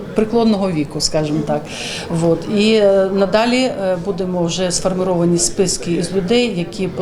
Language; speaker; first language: Ukrainian; non-native, local second language; Russian